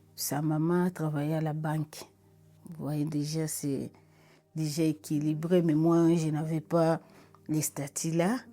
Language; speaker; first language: French; non-native, local second language; Lingala